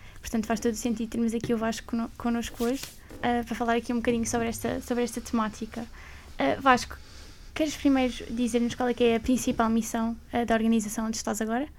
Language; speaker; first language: Portuguese; native; Portuguese